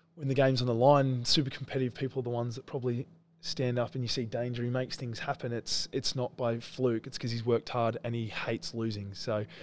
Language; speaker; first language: English; native; English